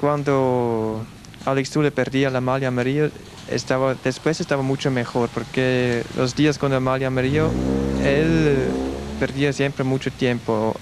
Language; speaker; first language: Spanish; non-native, learner; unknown